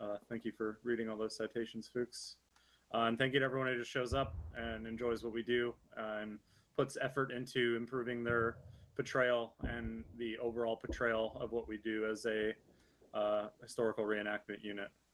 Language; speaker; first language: English; native; English